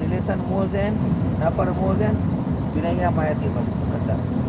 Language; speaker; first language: Arabic; non-native, learner; Hindi